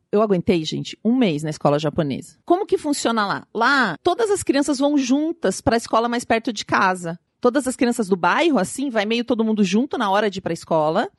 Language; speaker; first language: Portuguese; native; Portuguese